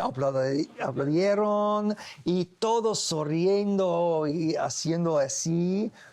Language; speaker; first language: Spanish; non-native, learner; English